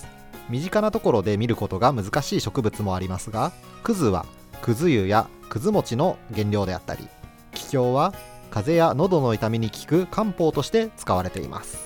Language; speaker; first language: Japanese; native; Japanese